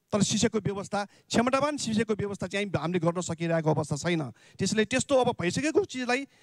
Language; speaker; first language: Nepali; non-native, local second language; Newari